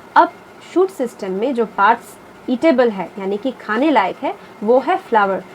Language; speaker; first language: Hindi; non-native, local second language; Bangla